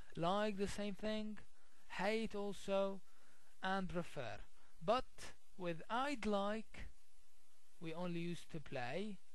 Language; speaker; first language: English; non-native, fluent; Arabic